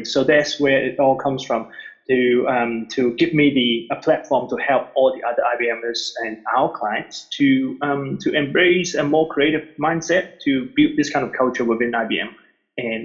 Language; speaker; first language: English; non-native, local second language; Cantonese